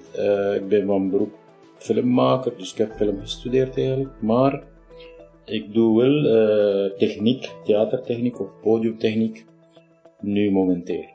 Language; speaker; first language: Dutch; non-native, fluent; Kurdish